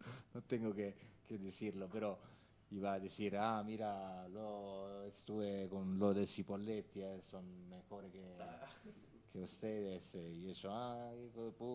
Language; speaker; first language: Spanish; non-native, fluent; Italian